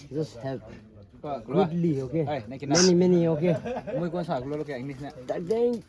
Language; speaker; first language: English; non-native, learner; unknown